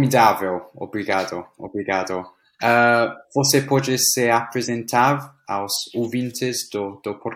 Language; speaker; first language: Portuguese; non-native, fluent; English